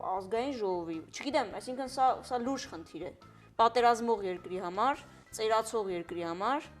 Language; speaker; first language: Armenian; early bilingual, heritage; Armenian